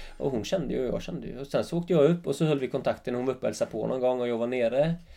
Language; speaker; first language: Swedish; native; Swedish